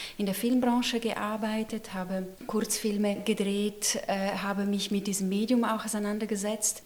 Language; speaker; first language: German; non-native, local second language; Italian